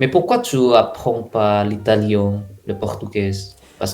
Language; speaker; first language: French; non-native, fluent; Indonesian